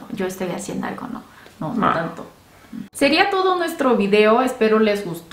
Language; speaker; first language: Spanish; non-native, fluent; Korean